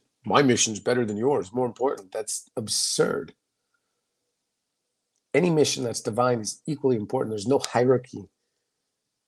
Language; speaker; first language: English; native; English